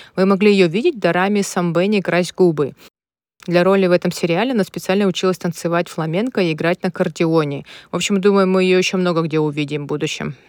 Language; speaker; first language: Russian; native; Russian